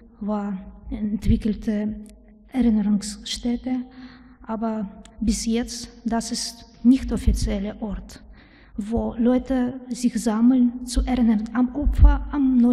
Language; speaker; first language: German; non-native, learner; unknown